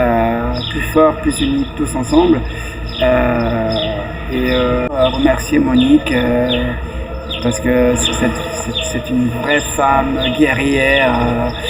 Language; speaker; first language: French; native; French